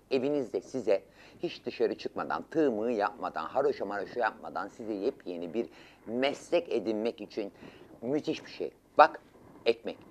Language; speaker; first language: Turkish; native; Turkish